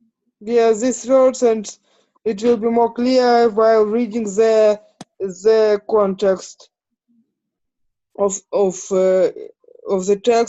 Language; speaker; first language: English; non-native, learner; Ukrainian